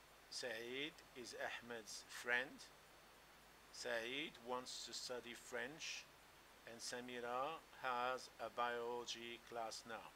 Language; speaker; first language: English; non-native, local second language; Arabic